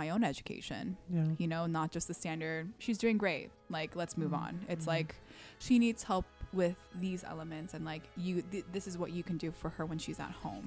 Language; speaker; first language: English; early bilingual, other home language; Korean